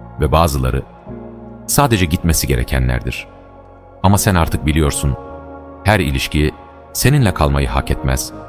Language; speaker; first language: Turkish; native; Turkish